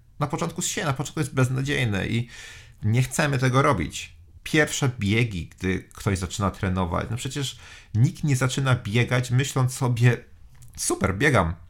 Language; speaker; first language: Polish; native; Polish